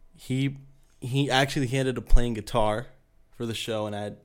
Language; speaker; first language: English; early bilingual, other home language; Spanish